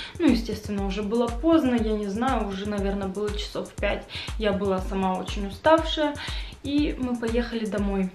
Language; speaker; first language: Russian; native; Russian